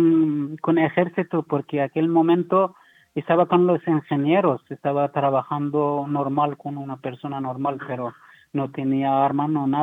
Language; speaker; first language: Spanish; non-native, learner; Persian